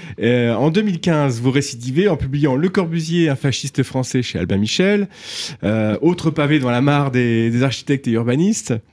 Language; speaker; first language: French; native; French